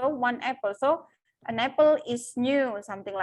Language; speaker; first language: English; non-native, local second language; Indonesian